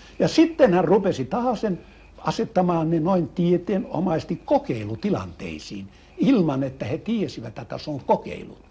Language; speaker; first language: Finnish; native; Finnish